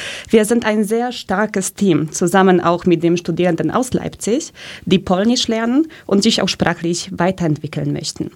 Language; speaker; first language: German; early bilingual, other home language; Polish